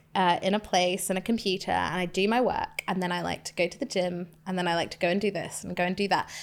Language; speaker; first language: English; native; English